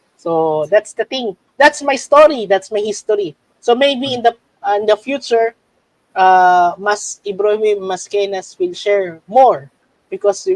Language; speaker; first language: English; non-native, local second language; Filipino